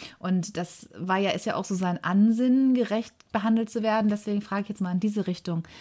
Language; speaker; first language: German; native; German